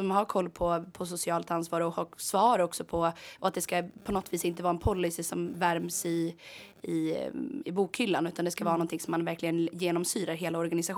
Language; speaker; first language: Swedish; native; Swedish